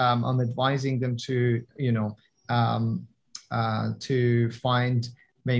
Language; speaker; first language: English; non-native, fluent; Persian